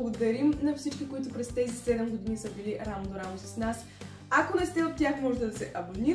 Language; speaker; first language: Bulgarian; native; Bulgarian